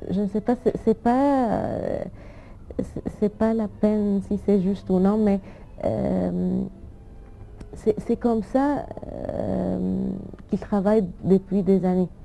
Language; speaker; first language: French; non-native, fluent; Arabic